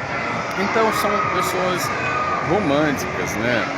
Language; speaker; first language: Portuguese; non-native, fluent; Arabic